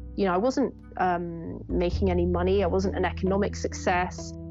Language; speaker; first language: English; native; English